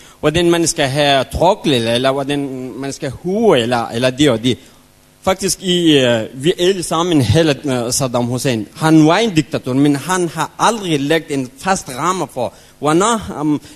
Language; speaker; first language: Danish; non-native, learner; Persian